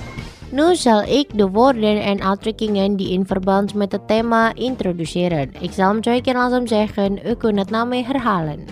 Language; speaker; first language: Dutch; non-native, local second language; Indonesian